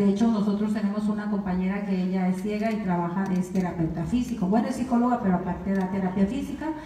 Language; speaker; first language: Spanish; native; Spanish